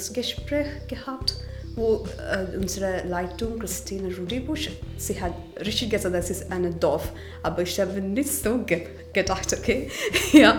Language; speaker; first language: German; non-native, learner; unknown